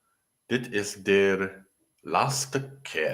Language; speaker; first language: Dutch; non-native, learner; English